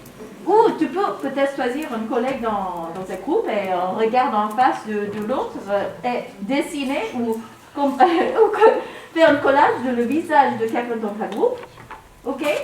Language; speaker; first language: French; non-native, fluent; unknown